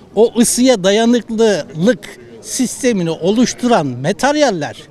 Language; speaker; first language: Turkish; native; Turkish